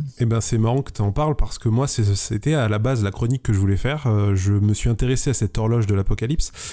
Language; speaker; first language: French; native; French